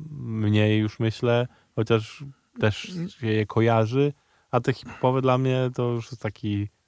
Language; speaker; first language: Polish; native; Polish